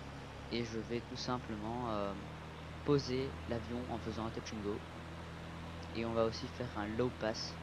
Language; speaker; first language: French; native; French